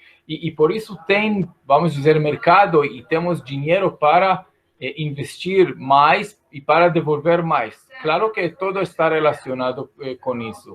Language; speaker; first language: Portuguese; non-native, fluent; Hebrew